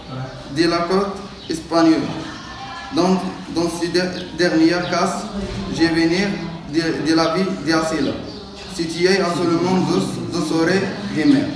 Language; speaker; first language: French; non-native, local second language; Arabic